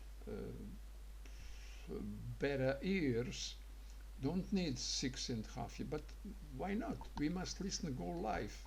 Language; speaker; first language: English; non-native, learner; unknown